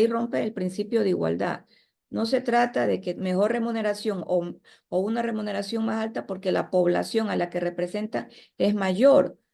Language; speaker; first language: Spanish; native; Spanish